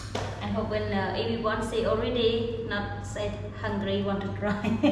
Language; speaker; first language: English; non-native, learner; Khmer